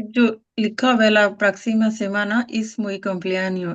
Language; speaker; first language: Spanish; non-native, learner; Urdu